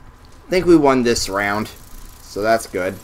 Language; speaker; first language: English; native; English